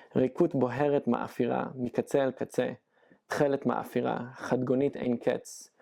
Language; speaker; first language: Hebrew; native; Hebrew